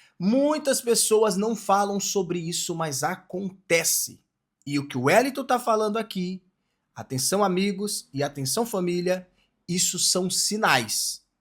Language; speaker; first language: Portuguese; native; Portuguese